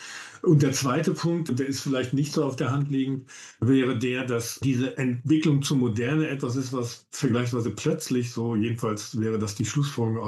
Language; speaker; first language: German; native; German